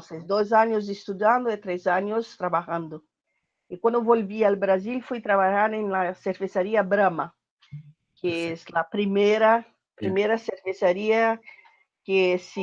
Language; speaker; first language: Spanish; non-native, learner; Portuguese